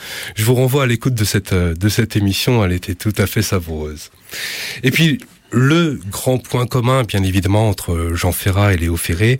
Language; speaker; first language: French; native; French